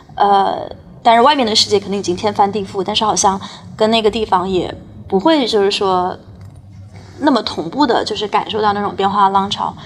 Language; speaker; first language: Chinese; native; Chinese